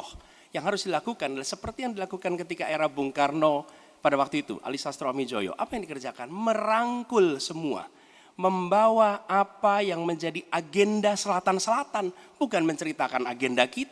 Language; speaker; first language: Indonesian; native; Indonesian